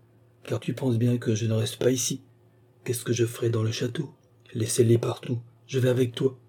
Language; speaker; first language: French; native; French